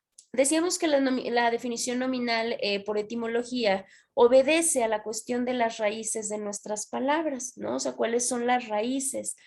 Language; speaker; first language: Spanish; native; Spanish